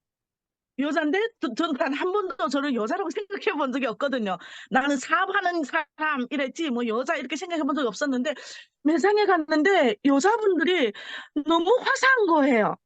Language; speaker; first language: Korean; early bilingual, heritage; Korean